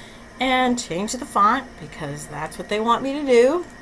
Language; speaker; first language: English; native; English